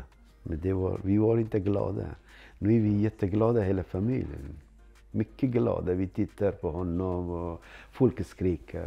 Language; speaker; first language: Swedish; non-native, learner; Persian